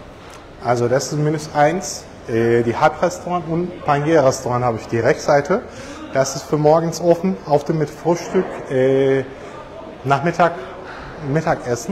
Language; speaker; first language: German; non-native, learner; Turkish